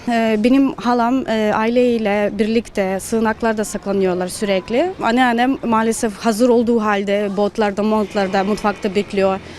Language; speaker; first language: Turkish; non-native, fluent; Ukrainian